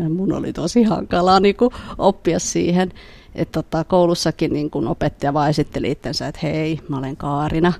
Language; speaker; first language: Finnish; early bilingual, other home language; Khmer